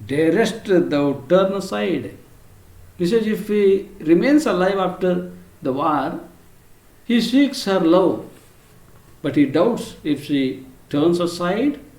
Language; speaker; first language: English; non-native, local second language; Kannada